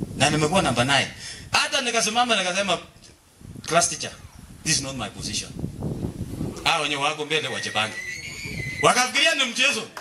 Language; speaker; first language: Swahili; non-native, local second language; Kalenjin